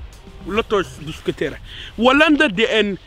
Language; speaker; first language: Swedish; non-native, fluent; Arabic